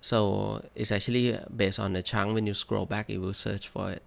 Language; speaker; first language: English; non-native, fluent; Thai